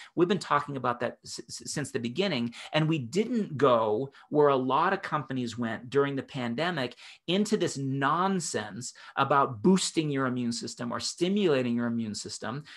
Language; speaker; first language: English; native; English